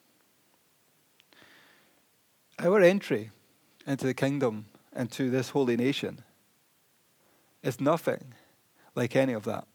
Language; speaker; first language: English; native; English